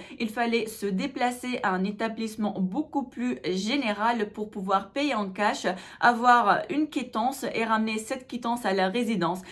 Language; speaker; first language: French; non-native, local second language; Arabic